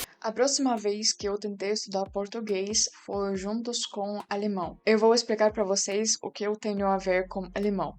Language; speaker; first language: Portuguese; non-native, fluent; Russian